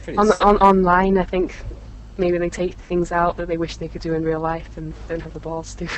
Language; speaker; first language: English; native; English